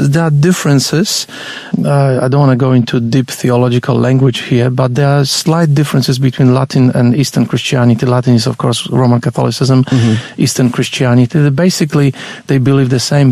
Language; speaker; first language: English; non-native, fluent; Polish